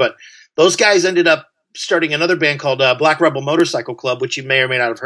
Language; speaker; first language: English; native; English